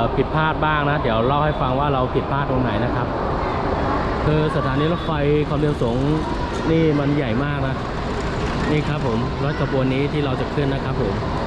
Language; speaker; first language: Thai; non-native, fluent; Chinese